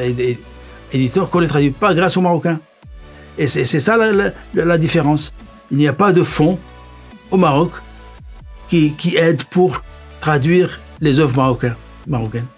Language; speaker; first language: French; non-native, local second language; Arabic